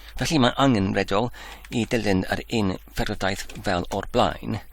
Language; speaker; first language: Welsh; non-native, learner; Dutch